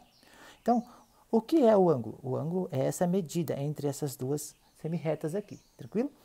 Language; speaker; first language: Portuguese; native; Portuguese